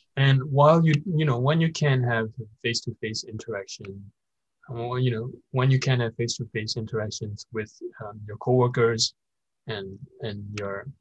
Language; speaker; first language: English; non-native, fluent; Burmese